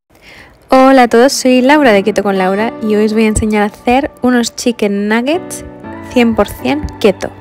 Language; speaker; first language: Spanish; native; Spanish